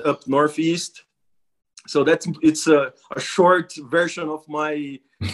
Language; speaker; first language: English; non-native, fluent; Portuguese